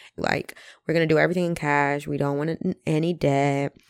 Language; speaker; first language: English; early bilingual, other home language; Spanish